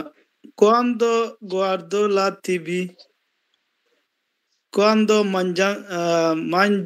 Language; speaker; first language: Italian; non-native, learner; Bangla